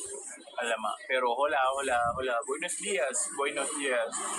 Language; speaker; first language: Spanish; non-native, learner; Malay